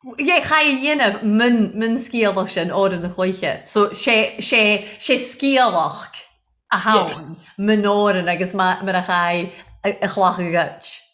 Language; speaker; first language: Irish; non-native, local second language; English